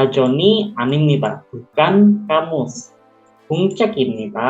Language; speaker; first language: Korean; non-native, local second language; Indonesian